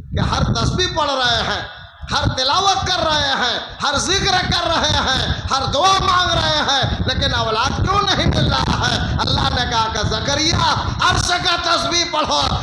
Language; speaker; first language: Urdu; non-native, local second language; Bangla